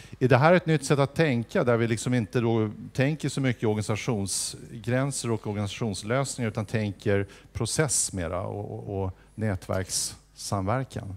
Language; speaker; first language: Swedish; native; Swedish